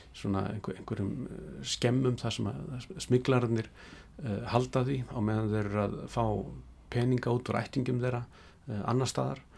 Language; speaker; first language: Icelandic; native; Icelandic